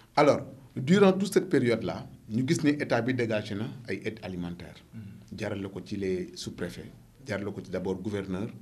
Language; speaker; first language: Wolof; native; Wolof